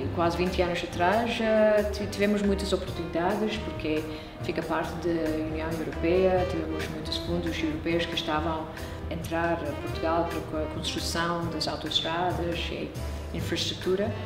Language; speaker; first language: Portuguese; non-native, fluent; English